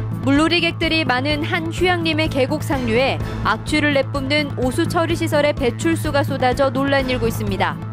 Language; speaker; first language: Korean; native; Korean